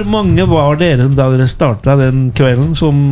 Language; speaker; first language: Norwegian; non-native, fluent; Spanish